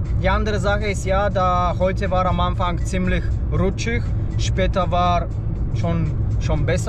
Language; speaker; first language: German; non-native, fluent; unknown